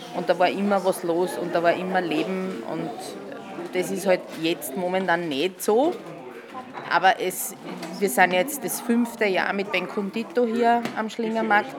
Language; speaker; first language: German; native; German